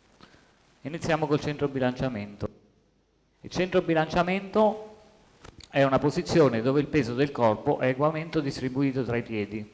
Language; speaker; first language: Italian; native; Italian